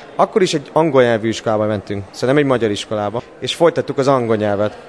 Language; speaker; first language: Hungarian; non-native, fluent; English